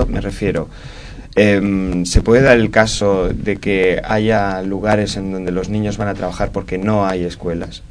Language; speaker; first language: Spanish; native; Spanish